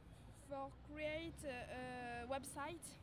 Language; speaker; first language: English; non-native, learner; French